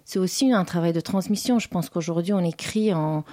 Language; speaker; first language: French; non-native, fluent; Romanian